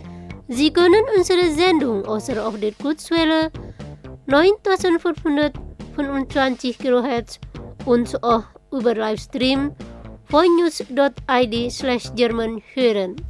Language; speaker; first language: German; non-native, fluent; Indonesian